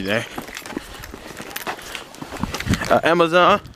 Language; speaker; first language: English; native; English